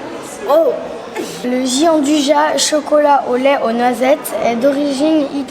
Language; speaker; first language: French; native; French